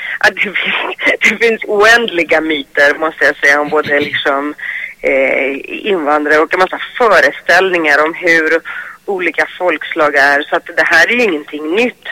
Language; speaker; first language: Swedish; early bilingual, other home language; Greek